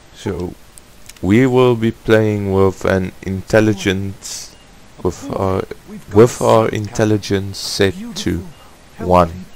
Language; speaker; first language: English; non-native, fluent; Afrikaans